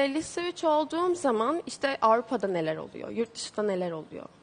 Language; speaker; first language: Turkish; native; Turkish